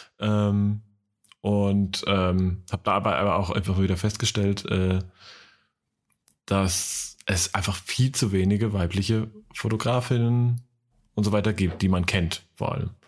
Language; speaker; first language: German; native; German